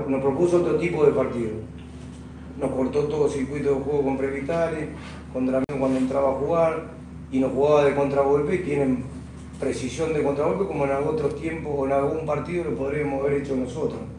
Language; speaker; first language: Spanish; native; Spanish